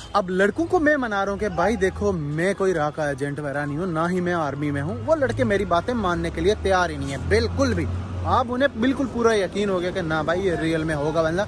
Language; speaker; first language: Hindi; native; Hindi